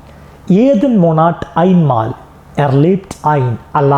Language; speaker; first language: German; non-native, fluent; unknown